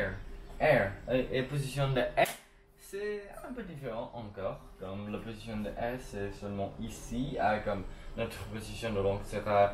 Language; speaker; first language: French; non-native, learner; English